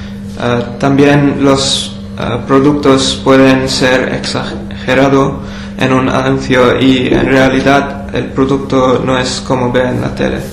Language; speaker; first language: Spanish; non-native, learner; English